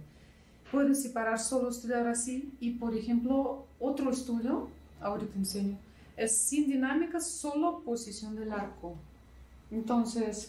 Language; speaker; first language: Spanish; non-native, fluent; Russian